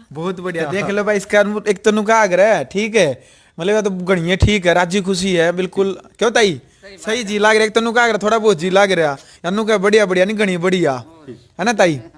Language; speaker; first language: Hindi; native; Hindi